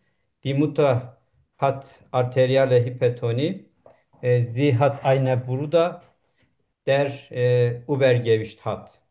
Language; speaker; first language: German; non-native, learner; Turkish